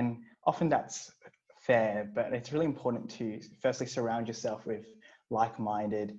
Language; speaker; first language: English; native; English